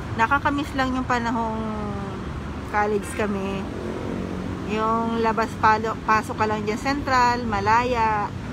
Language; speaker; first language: Filipino; native; Filipino